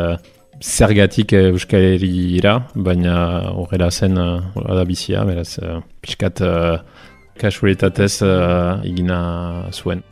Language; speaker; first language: Basque; non-native, fluent; Italian